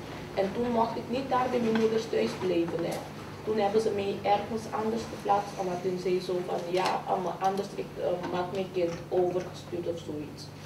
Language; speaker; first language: Dutch; non-native, fluent; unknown